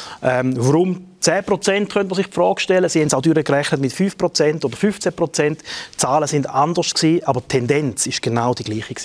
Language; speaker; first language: German; native; German